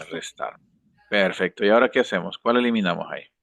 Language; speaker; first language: Spanish; native; Spanish